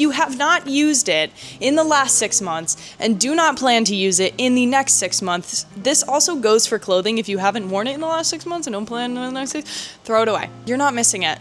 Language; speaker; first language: English; native; English